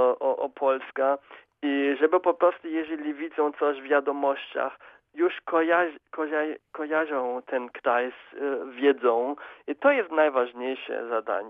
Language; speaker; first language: Polish; non-native, fluent; German